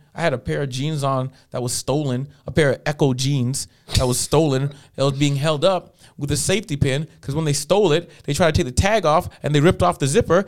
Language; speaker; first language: English; native; English